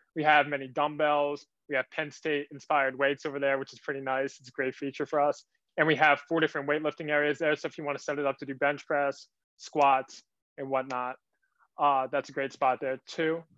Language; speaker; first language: English; native; English